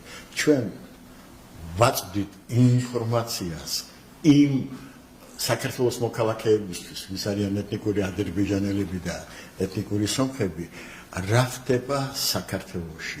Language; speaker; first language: Georgian; non-native, local second language; Azerbaijani